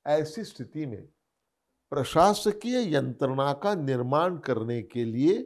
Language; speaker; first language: Hindi; non-native, local second language; Marathi